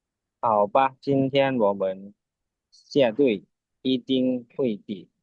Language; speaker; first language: Chinese; non-native, learner; Lao